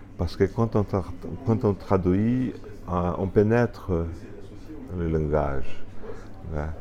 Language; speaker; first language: French; non-native, fluent; Portuguese